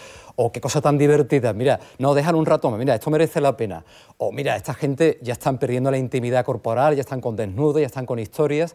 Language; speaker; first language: Spanish; native; Spanish